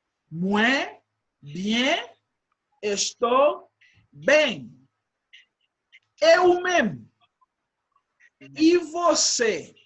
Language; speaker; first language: Portuguese; non-native, fluent; Haitian Creole